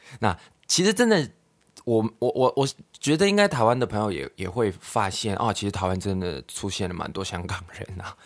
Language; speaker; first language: Chinese; non-native, local second language; Cantonese